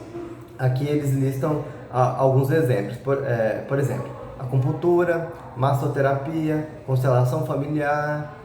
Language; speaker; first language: Portuguese; native; Portuguese